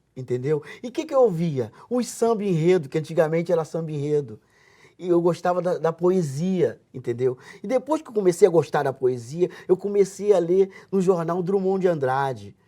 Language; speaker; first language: Portuguese; native; Portuguese